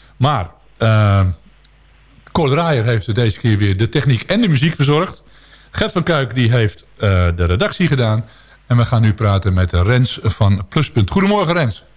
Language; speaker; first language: Dutch; native; Dutch